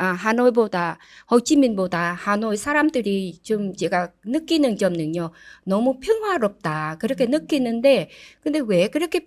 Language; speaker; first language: Korean; non-native, learner; Vietnamese